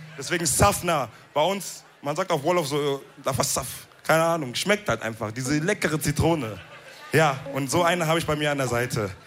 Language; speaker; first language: German; early bilingual, other home language; Wolof